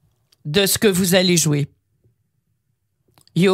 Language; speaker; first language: French; native; French